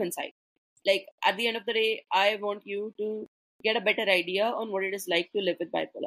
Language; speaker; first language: English; non-native, local second language; Hindi